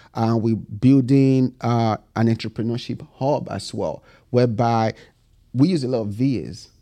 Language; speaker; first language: English; non-native, local second language; Bini